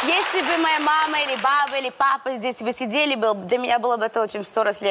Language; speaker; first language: Russian; early bilingual, heritage; English